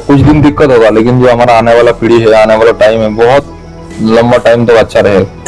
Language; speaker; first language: Hindi; non-native, local second language; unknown